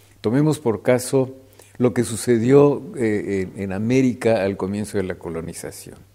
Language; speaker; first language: Spanish; native; Spanish